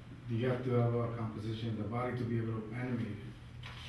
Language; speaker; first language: English; early bilingual, other home language; Spanish